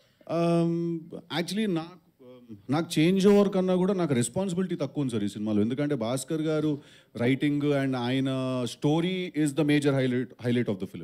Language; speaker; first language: Telugu; native; Telugu